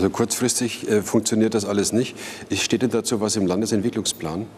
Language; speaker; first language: German; native; German